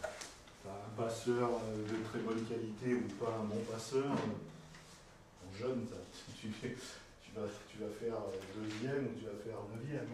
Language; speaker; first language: French; native; French